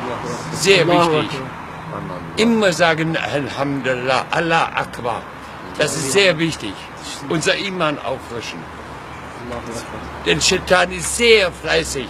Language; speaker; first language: German; non-native, learner; Pashto